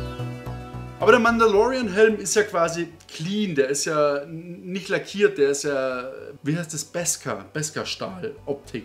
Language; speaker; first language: German; native; German